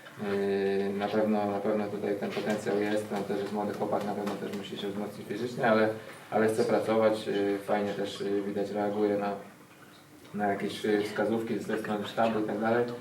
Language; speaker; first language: Polish; native; Polish